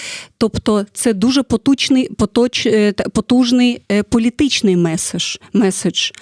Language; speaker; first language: Ukrainian; non-native, fluent; Russian